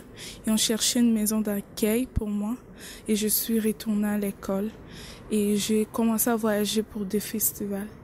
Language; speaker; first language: French; non-native, local second language; Lingala